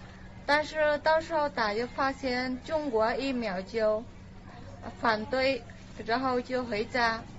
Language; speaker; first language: Chinese; non-native, fluent; Vietnamese